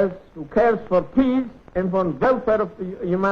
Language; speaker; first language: English; non-native, fluent; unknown